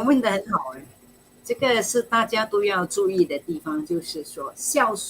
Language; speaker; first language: Chinese; native; Chinese